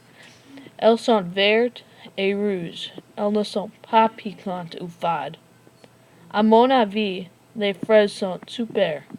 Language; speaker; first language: French; non-native, learner; English